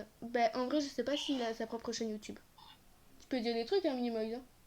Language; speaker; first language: French; native; French